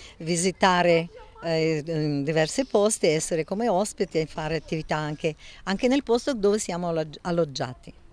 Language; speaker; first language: Italian; non-native, learner; Russian